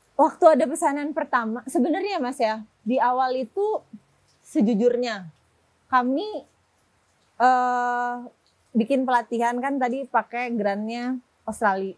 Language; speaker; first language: Indonesian; native; Indonesian